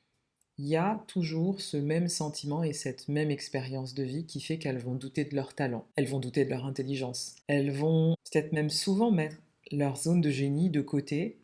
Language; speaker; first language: French; native; French